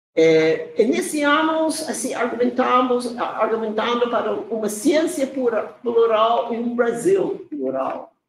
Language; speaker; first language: Portuguese; non-native, fluent; English